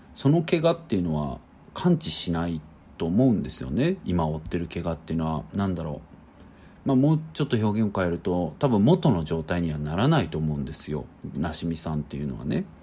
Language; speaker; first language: Japanese; native; Japanese